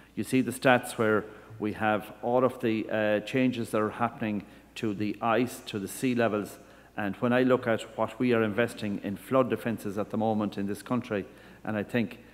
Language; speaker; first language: English; native; English